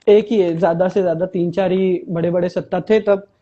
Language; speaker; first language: Hindi; non-native, local second language; Marathi